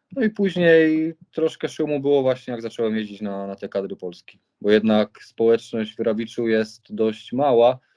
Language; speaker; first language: Polish; native; Polish